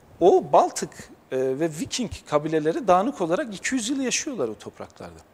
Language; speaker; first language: Turkish; native; Turkish